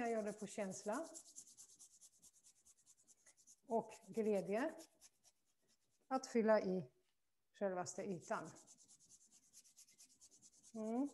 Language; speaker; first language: Swedish; non-native, fluent; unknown